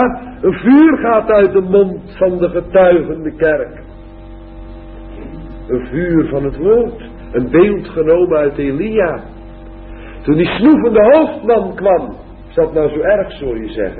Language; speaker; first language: Dutch; native; Dutch